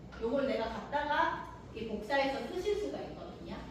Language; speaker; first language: Korean; native; Korean